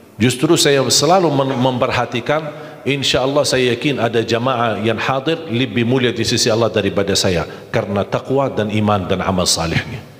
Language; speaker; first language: Malay; non-native, fluent; Arabic